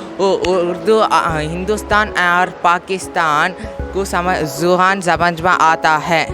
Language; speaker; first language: Hindi; non-native, learner; Tamil